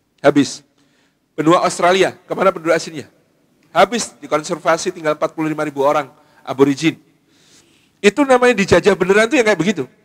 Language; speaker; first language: Indonesian; native; Indonesian